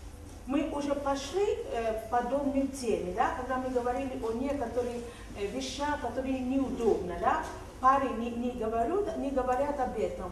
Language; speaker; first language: Russian; non-native, fluent; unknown